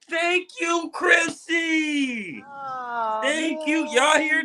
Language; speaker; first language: English; native; English